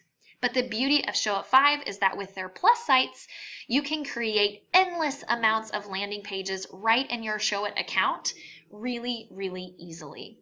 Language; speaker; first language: English; native; English